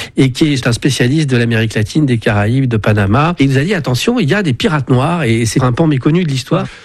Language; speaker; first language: French; native; French